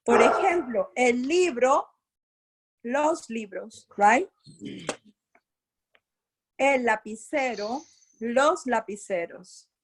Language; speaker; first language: Spanish; non-native, fluent; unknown